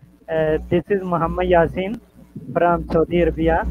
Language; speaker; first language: English; non-native, learner; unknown